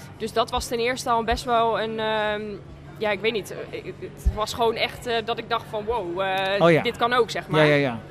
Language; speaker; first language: Dutch; native; Dutch